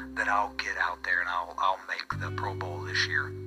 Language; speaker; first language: English; native; English